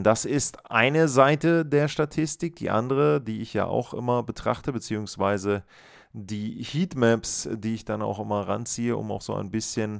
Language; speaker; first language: German; native; German